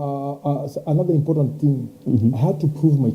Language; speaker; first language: English; non-native, local second language; Swahili